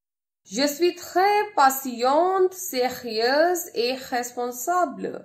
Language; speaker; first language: French; non-native, fluent; Hindi